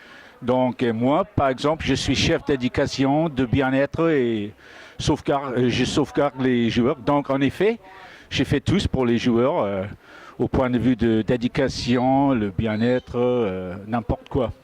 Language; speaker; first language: French; non-native, fluent; English